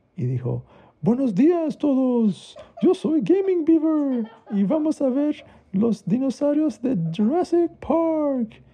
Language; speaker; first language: Spanish; early bilingual, heritage; Spanish